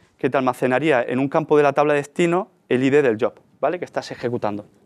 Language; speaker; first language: Spanish; native; Spanish